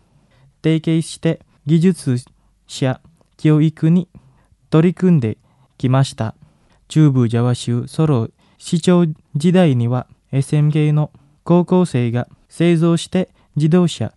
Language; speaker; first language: Japanese; non-native, fluent; Indonesian